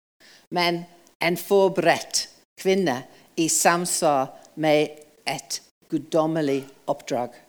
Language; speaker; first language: Norwegian; non-native, fluent; English